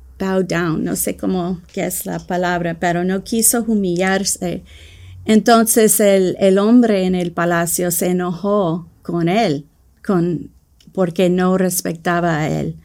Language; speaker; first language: Spanish; early bilingual, heritage; English